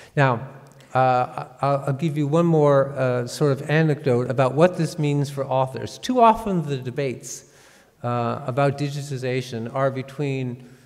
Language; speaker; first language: English; native; English